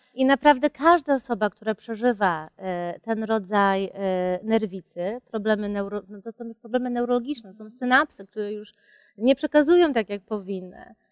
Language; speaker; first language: Polish; early bilingual, heritage; Polish